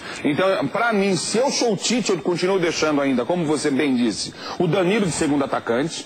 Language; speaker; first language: Portuguese; native; Portuguese